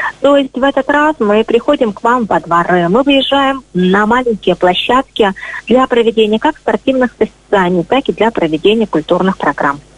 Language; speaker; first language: Russian; native; Russian